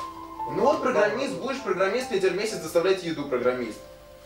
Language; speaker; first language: Russian; native; Russian